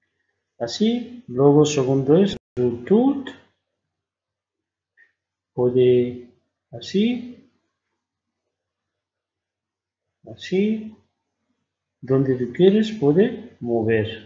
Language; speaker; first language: Spanish; non-native, learner; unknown